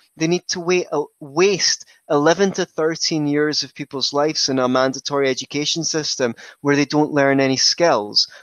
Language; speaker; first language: English; native; English